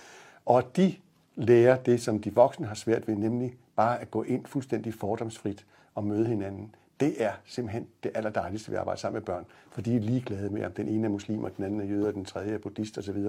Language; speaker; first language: Danish; native; Danish